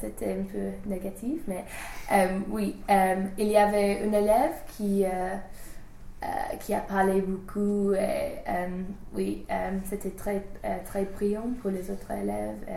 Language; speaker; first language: French; non-native, learner; English